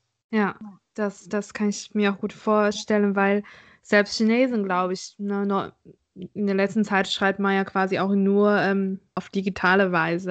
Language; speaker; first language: German; non-native, fluent; Chinese